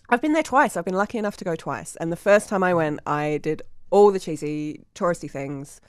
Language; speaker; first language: English; native; English